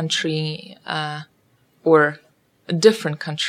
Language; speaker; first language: English; non-native, fluent; Russian